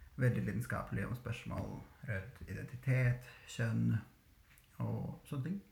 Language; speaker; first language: Norwegian; early bilingual, other home language; Albanian